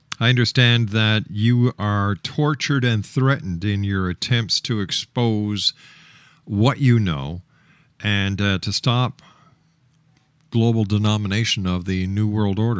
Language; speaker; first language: English; native; English